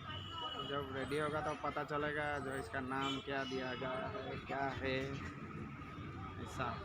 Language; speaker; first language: Hindi; non-native, local second language; Assamese